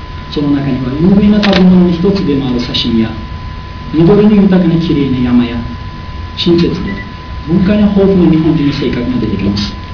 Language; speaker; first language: Japanese; non-native, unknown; Uzbek